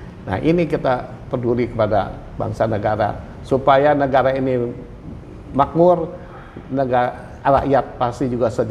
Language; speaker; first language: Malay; non-native, local second language; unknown